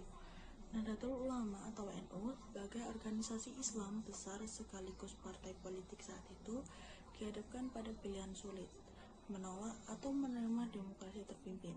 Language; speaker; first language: Indonesian; native; Indonesian